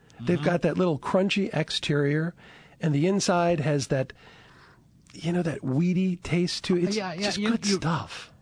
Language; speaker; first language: English; native; English